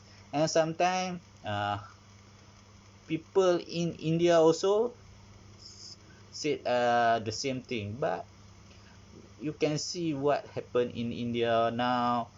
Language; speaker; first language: English; non-native, learner; Malay